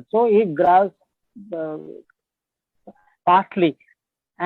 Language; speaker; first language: English; non-native, learner; Marathi